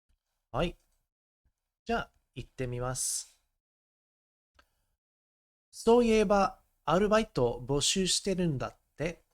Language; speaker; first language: Japanese; non-native, learner; English